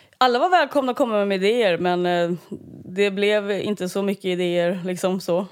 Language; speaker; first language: Swedish; native; Swedish